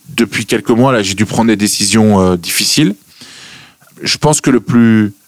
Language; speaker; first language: French; native; French